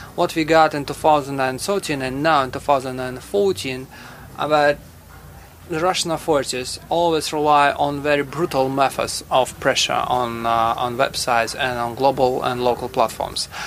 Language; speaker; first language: English; non-native, fluent; Russian